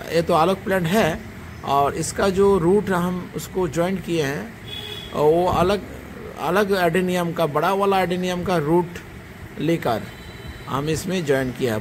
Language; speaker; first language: Hindi; non-native, local second language; Bangla